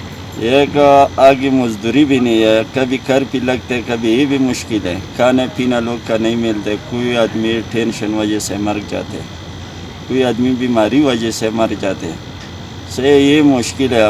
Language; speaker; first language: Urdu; non-native, local second language; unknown